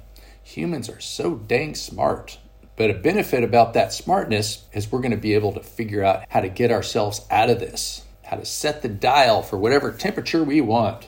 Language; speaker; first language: English; native; English